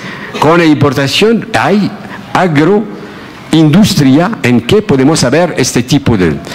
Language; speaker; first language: Spanish; non-native, fluent; Arabic